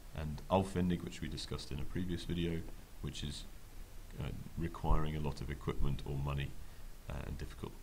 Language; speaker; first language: English; native; English